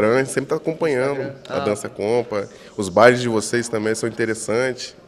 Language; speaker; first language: Portuguese; native; Portuguese